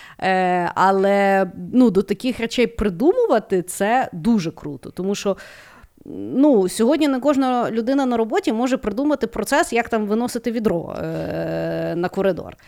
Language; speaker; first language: Ukrainian; non-native, local second language; Russian